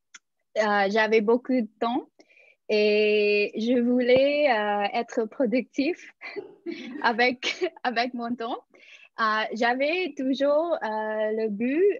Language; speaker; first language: French; non-native, fluent; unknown